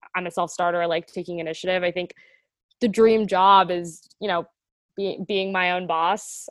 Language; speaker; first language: English; native; English